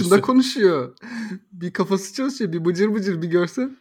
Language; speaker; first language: Turkish; native; Turkish